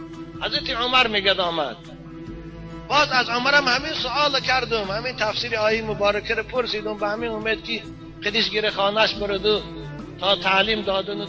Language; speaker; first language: Persian; native; Persian